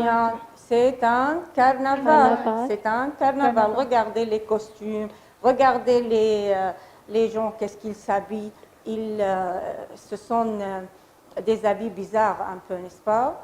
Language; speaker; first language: French; non-native, fluent; Arabic